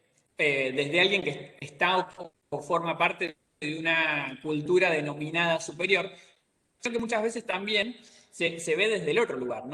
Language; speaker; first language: Spanish; native; Spanish